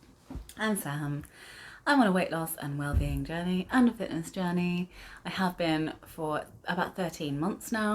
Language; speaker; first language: English; native; English